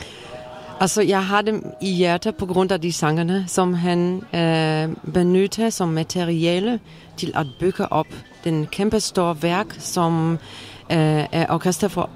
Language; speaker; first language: Danish; non-native, learner; Polish